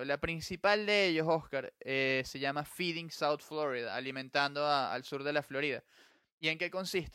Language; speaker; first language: Spanish; native; Spanish